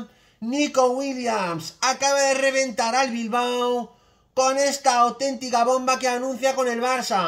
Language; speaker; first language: Spanish; native; Spanish